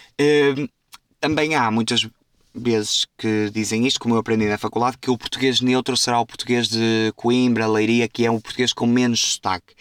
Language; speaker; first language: Portuguese; native; Portuguese